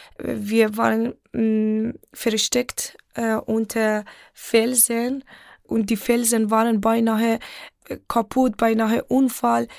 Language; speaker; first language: German; non-native, fluent; Persian